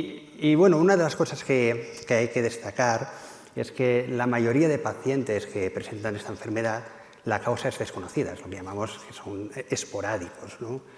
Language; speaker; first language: Spanish; native; Spanish